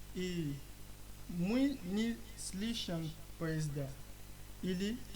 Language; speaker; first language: Russian; non-native, learner; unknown